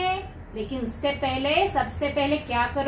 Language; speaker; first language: Hindi; native; Hindi